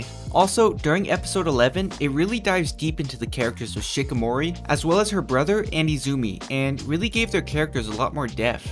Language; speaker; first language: English; native; English